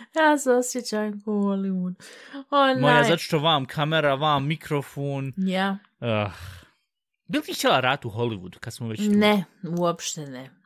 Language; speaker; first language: Bosnian; early bilingual, heritage; Bosnian